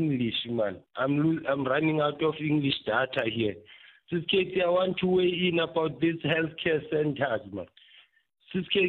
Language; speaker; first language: English; non-native, local second language; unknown